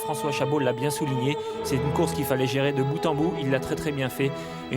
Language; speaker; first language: French; native; French